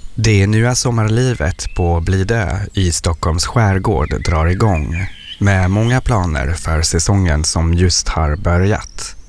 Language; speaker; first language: Swedish; non-native, fluent; French